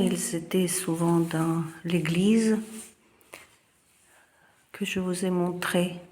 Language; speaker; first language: French; non-native, fluent; Russian